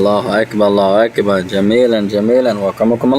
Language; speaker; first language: Arabic; non-native, fluent; English